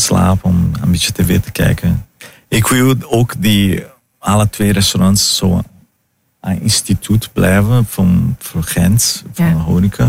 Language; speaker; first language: Dutch; non-native, fluent; Portuguese